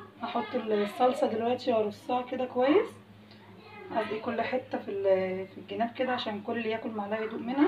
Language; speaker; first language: Arabic; native; Arabic